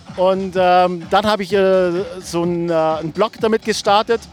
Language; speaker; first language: German; native; German